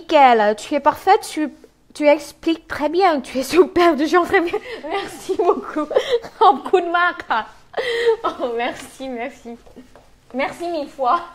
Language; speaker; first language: French; non-native, fluent; Thai